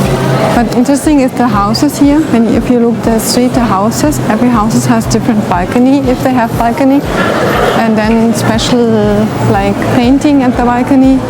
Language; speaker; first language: English; non-native, learner; German